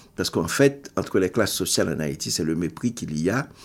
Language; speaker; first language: French; non-native, local second language; Haitian Creole